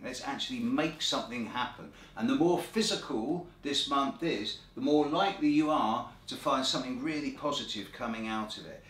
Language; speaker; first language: English; native; English